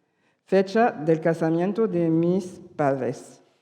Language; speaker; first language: Spanish; early bilingual, heritage; Spanish